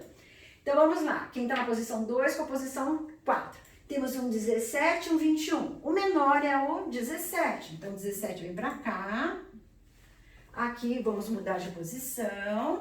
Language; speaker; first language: Portuguese; native; Portuguese